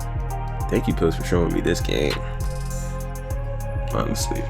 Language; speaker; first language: English; native; English